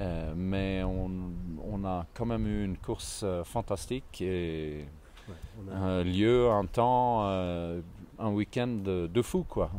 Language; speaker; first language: French; non-native, fluent; Swedish